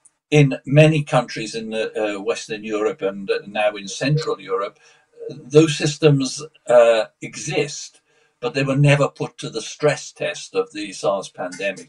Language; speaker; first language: English; early bilingual, other home language; Polish